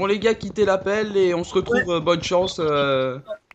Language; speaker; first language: French; native; French